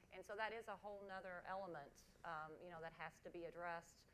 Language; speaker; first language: English; native; English